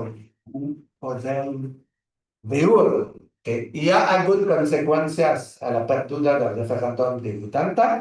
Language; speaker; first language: Catalan; non-native, learner; French